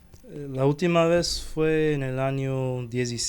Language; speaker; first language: Spanish; non-native, fluent; Chinese